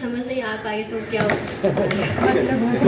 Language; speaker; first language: Hindi; non-native, local second language; Manipuri